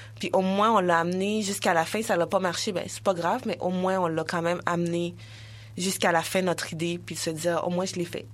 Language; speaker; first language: French; early bilingual, other home language; Haitian Creole